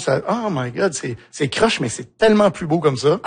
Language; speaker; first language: French; native; French